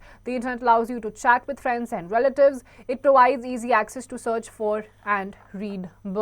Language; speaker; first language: English; non-native, local second language; Hindi